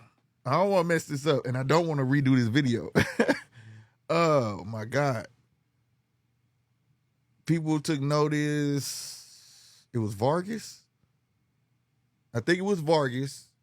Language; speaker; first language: English; native; English